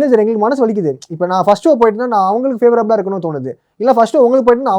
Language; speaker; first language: Tamil; native; Tamil